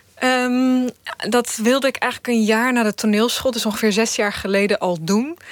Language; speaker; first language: Dutch; early bilingual, other home language; Bosnian